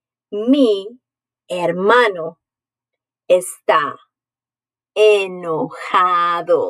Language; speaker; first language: Spanish; non-native, fluent; English